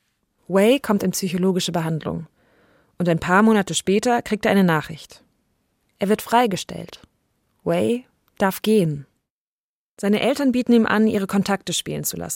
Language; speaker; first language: German; native; German